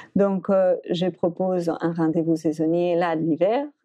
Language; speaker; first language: French; non-native, fluent; Spanish